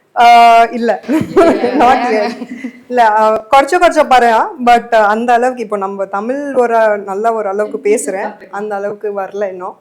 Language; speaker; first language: Tamil; non-native, fluent; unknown